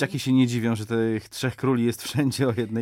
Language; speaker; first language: Polish; native; Polish